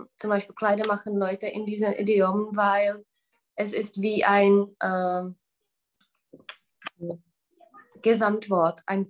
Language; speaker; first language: German; non-native, fluent; Czech